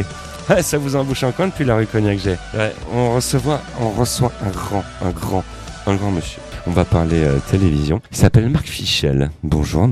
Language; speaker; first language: French; native; French